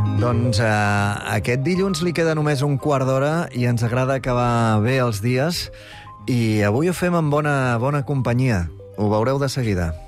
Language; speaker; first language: Catalan; native; Catalan